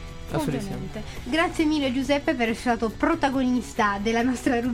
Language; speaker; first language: Italian; native; Italian